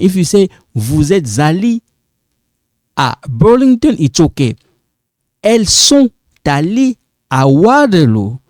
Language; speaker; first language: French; non-native, local second language; Lingala